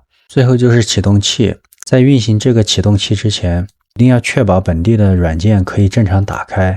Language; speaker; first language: Chinese; native; Chinese